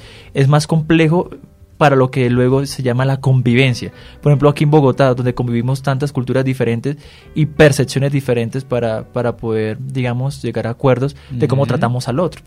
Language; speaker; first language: Spanish; native; Spanish